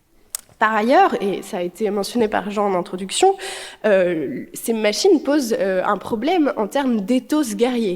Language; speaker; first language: French; native; French